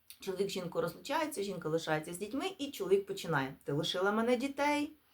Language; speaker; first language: Ukrainian; non-native, local second language; Russian